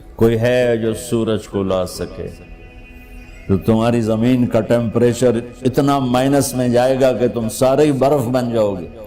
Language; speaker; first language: Urdu; non-native, local second language; Punjabi